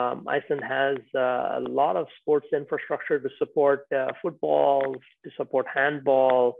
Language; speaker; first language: English; non-native, local second language; Tamil